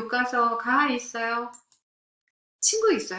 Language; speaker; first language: Korean; non-native, fluent; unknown